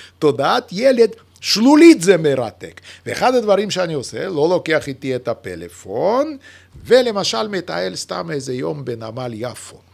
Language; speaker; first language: Hebrew; non-native, fluent; Yiddish